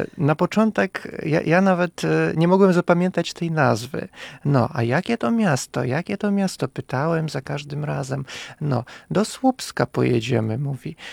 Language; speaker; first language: Polish; non-native, fluent; Russian